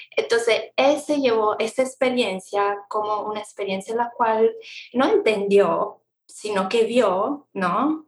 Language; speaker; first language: Spanish; non-native, fluent; Italian